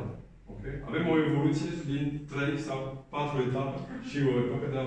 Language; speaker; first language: Romanian; non-native, learner; French